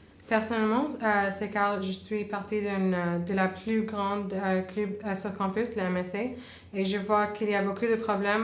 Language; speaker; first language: French; non-native, local second language; English